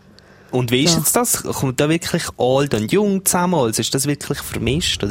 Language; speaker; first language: German; native; German